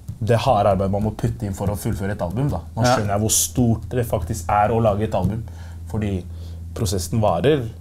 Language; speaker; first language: Norwegian; early bilingual, other home language; Arabic